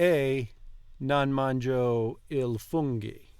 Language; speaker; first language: Italian; non-native, learner; English